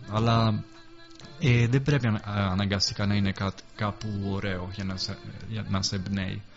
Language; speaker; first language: Greek; non-native, fluent; Italian